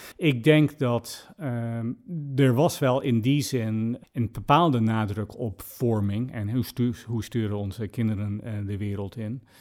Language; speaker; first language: Dutch; non-native, fluent; English